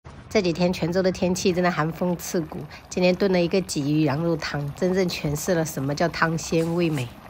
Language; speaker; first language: Chinese; native; Chinese